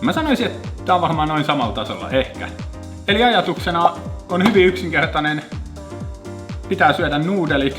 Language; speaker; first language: Finnish; native; Finnish